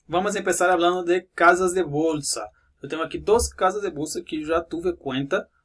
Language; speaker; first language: Spanish; non-native, fluent; Portuguese